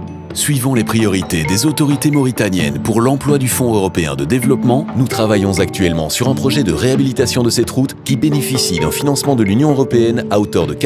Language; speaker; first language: French; native; French